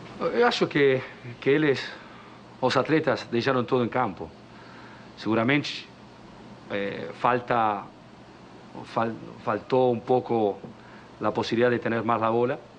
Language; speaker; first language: Portuguese; non-native, learner; Spanish